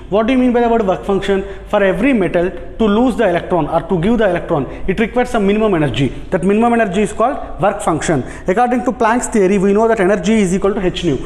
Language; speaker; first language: English; non-native, local second language; Telugu